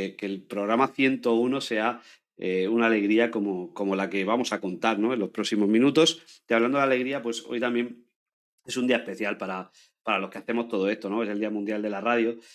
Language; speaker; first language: Spanish; native; Spanish